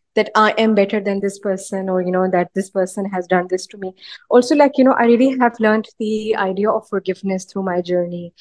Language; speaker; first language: English; early bilingual, other home language; Urdu